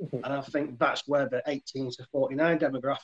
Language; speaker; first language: English; native; English